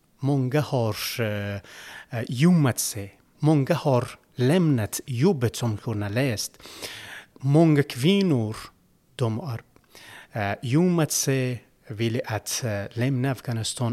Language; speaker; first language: Swedish; non-native, learner; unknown